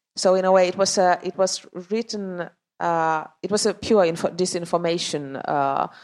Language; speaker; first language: English; non-native, fluent; Finnish